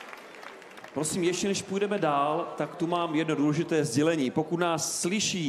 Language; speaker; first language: Czech; native; Czech